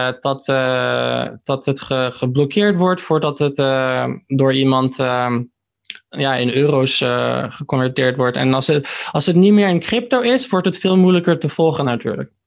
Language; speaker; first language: Dutch; early bilingual, heritage; Dutch